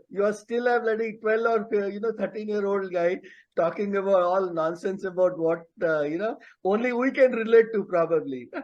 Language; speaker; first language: English; non-native, local second language; Telugu